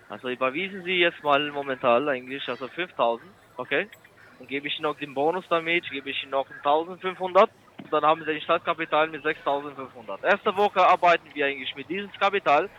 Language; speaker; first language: German; non-native, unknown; Italian